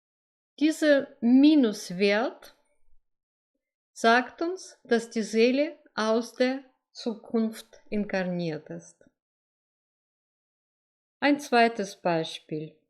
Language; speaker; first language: German; non-native, fluent; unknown